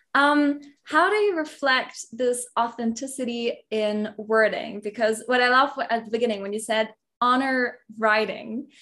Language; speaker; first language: English; non-native, fluent; German